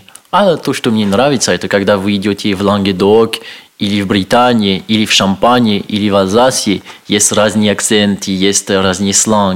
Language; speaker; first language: Russian; non-native, learner; French